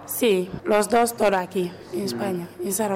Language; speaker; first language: Spanish; non-native, learner; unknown